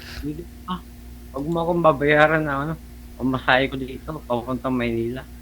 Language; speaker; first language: Filipino; non-native, local second language; Cebuano